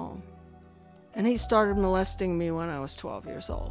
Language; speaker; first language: English; native; English